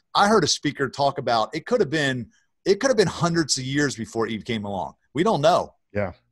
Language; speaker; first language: English; native; English